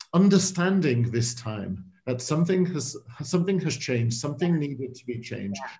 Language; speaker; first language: English; native; English